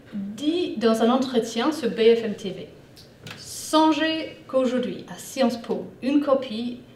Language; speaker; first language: French; non-native, fluent; English